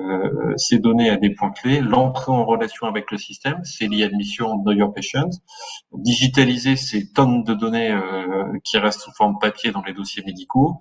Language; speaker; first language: French; native; French